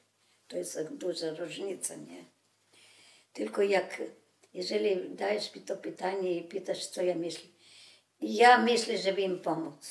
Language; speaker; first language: Polish; early bilingual, other home language; Macedonian